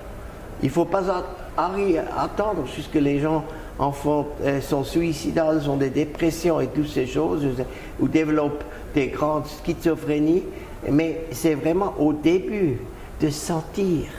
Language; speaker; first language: French; non-native, fluent; German